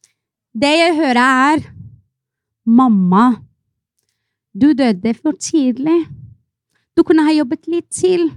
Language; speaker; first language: Norwegian; non-native, fluent; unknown